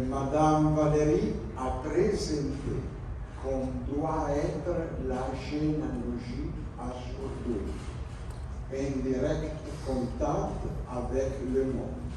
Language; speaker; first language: French; non-native, learner; Italian